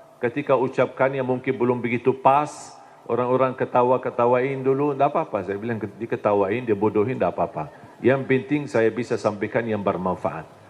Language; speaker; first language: Indonesian; non-native, fluent; Arabic